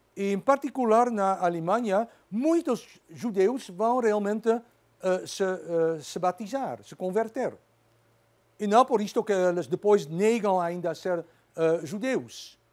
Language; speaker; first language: Portuguese; non-native, fluent; Dutch